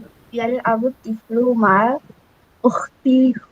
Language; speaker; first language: Arabic; non-native, learner; Tamil